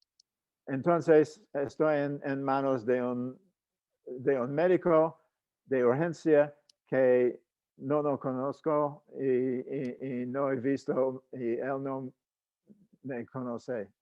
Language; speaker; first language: Spanish; non-native, fluent; English